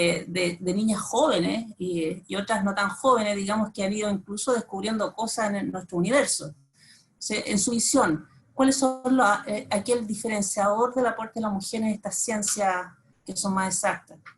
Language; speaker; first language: Spanish; native; Spanish